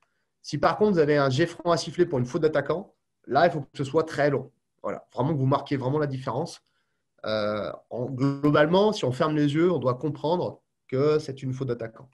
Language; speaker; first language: French; native; French